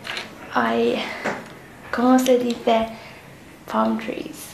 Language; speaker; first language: Spanish; non-native, learner; English